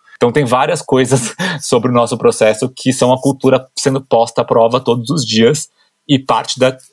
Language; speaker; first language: Portuguese; native; Portuguese